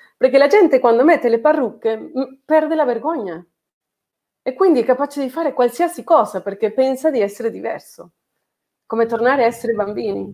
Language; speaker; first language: Italian; non-native, fluent; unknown